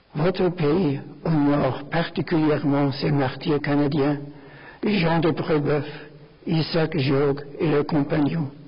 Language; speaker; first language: French; non-native, fluent; German